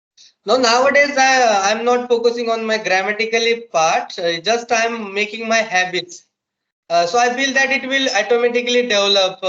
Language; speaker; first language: English; non-native, local second language; Marathi